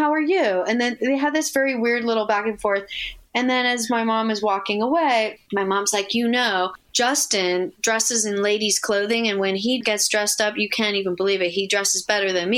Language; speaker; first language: English; native; English